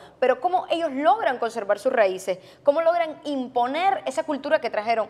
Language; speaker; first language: Spanish; native; Spanish